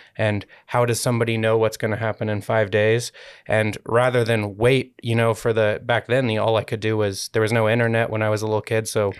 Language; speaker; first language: English; native; English